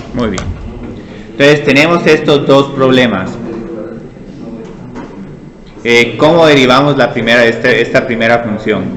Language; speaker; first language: Spanish; native; Spanish